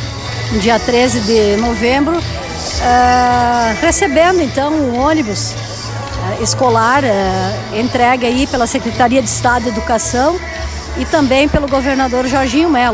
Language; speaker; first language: Portuguese; native; Portuguese